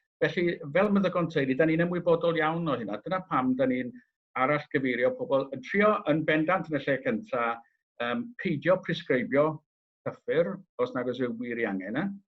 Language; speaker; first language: Welsh; native; Welsh